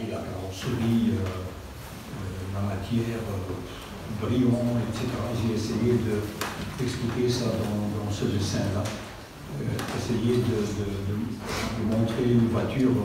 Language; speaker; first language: French; non-native, local second language; Dutch